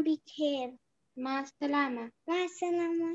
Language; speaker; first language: Arabic; non-native, learner; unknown